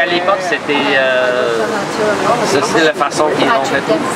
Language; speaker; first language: French; non-native, local second language; English